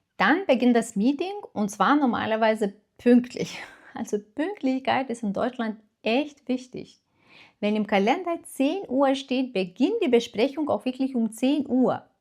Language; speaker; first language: German; non-native, fluent; Lithuanian